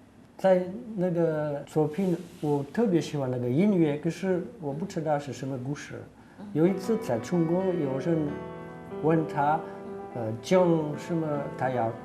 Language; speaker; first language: Chinese; non-native, learner; French